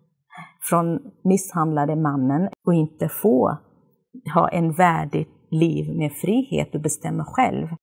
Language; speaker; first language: Swedish; non-native, fluent; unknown